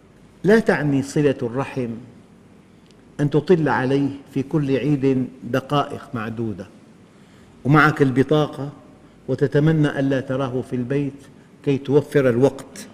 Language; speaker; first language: Arabic; native; Arabic